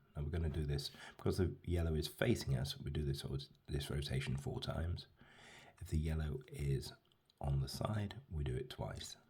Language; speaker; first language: English; native; English